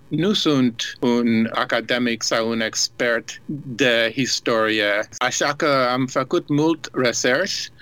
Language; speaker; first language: Romanian; early bilingual, heritage; Romanian